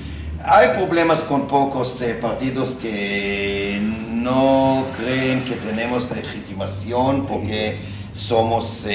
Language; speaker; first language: Spanish; non-native, fluent; Hebrew